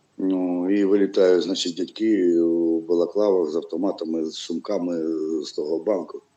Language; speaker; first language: Ukrainian; non-native, local second language; Russian